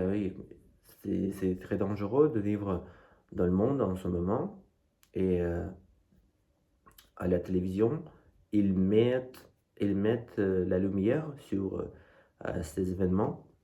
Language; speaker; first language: French; non-native, fluent; Russian